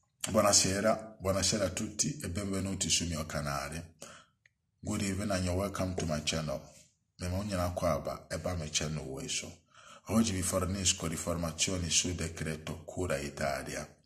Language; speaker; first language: Italian; non-native, fluent; Akan